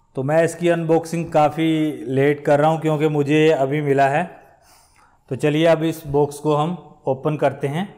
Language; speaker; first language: Hindi; non-native, local second language; Punjabi